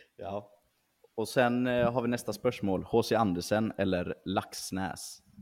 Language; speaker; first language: Swedish; native; Swedish